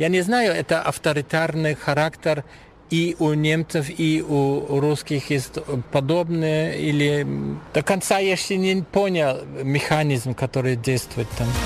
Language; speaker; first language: Russian; non-native, fluent; German